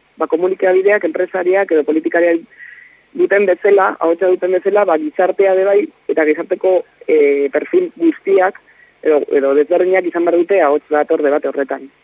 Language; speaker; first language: Basque; native; Basque